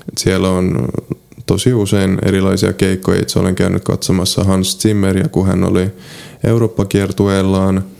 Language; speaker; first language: Finnish; early bilingual, other home language; Polish